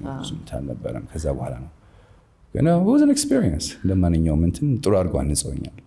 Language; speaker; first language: Amharic; native; Amharic